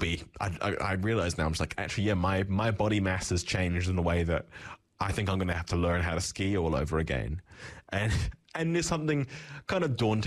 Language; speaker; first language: English; native; English